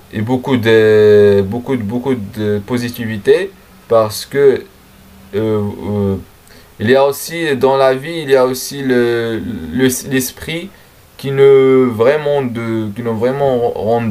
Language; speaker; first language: French; non-native, learner; Arabic